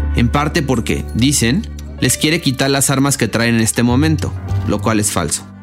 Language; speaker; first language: Spanish; native; Spanish